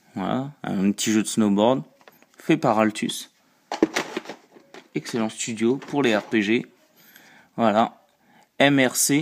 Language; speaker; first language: French; native; French